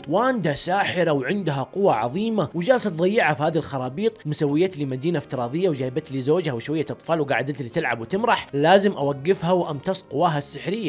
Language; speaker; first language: Arabic; native; Arabic